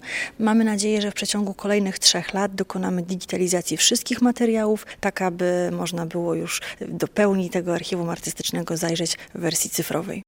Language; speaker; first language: Polish; native; Polish